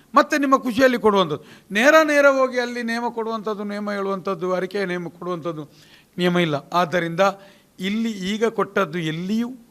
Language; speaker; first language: Kannada; non-native, local second language; Tulu